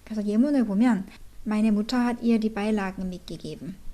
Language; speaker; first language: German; non-native, fluent; Korean